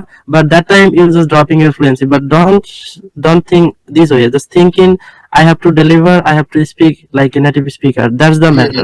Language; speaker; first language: English; non-native, learner; Bangla